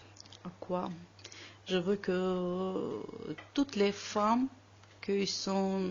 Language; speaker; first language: French; non-native, learner; Armenian